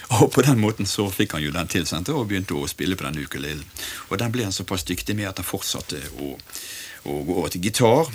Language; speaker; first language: Norwegian; native; Norwegian